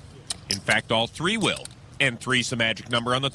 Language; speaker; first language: English; native; English